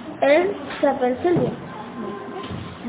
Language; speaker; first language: French; non-native, learner; Spanish